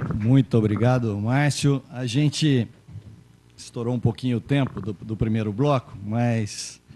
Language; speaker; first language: Portuguese; native; Portuguese